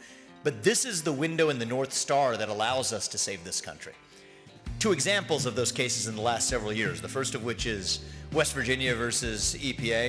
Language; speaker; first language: English; native; English